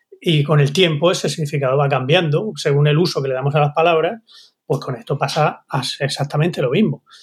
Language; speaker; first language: Spanish; native; Spanish